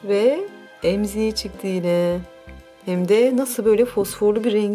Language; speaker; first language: Turkish; native; Turkish